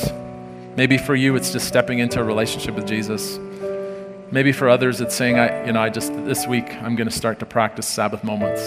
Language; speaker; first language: English; native; English